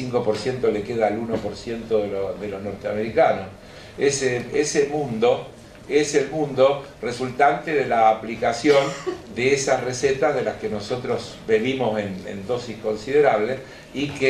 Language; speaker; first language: Spanish; native; Spanish